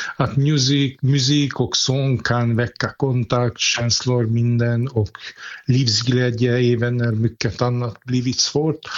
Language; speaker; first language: Swedish; non-native, fluent; Hungarian